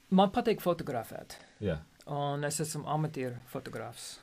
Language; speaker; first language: Latvian; non-native, fluent; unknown